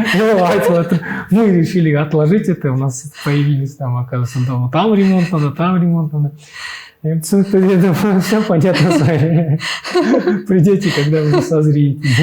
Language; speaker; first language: Russian; non-native, local second language; Kazakh